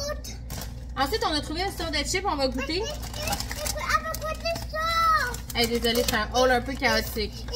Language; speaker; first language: French; native; French